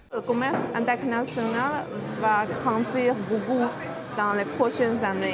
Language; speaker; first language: French; non-native, learner; Chinese